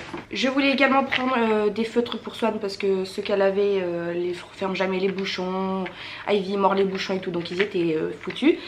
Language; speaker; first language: French; native; French